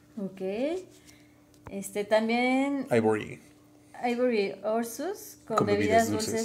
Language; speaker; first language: Spanish; native; Spanish